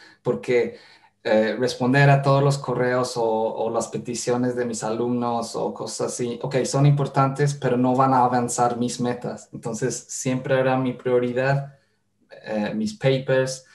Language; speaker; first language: Spanish; non-native, fluent; English